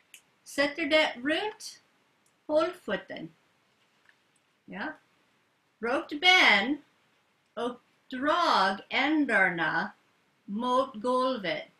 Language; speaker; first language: Swedish; non-native, learner; English